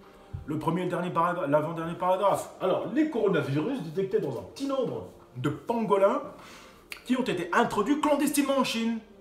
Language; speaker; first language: French; native; French